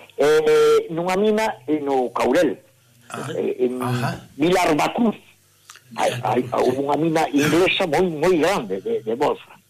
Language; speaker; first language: Galician; native; Galician